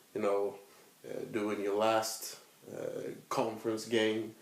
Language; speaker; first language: English; non-native, fluent; Swedish